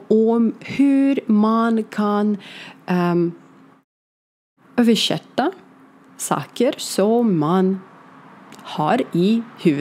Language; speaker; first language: Swedish; non-native, learner; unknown